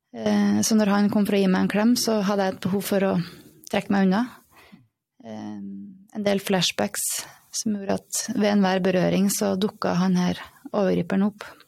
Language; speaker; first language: Norwegian; native; Norwegian